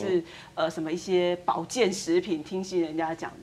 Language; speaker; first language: Chinese; native; Chinese